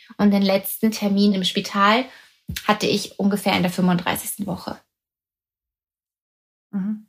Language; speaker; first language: German; native; German